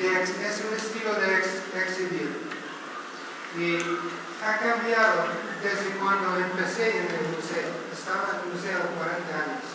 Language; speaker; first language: Spanish; non-native, learner; English